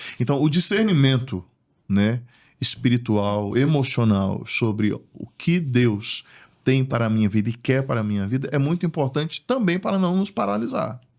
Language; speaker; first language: Portuguese; native; Portuguese